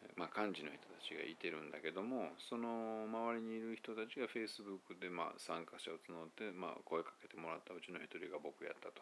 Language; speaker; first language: Japanese; native; Japanese